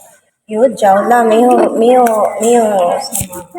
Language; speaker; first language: Chinese; non-native, learner; Filipino